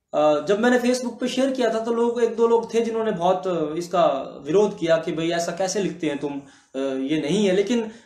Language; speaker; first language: Hindi; native; Hindi